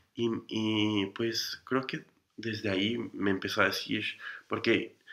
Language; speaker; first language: Spanish; non-native, fluent; English